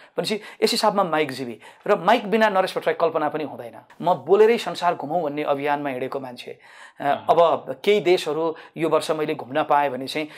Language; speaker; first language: Nepali; native; Nepali